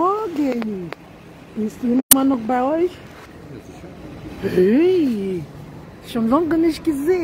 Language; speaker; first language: German; non-native, learner; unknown